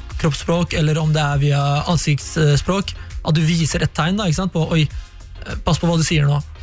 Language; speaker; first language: Norwegian; early bilingual, other home language; Kurdish